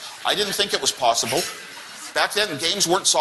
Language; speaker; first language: English; native; English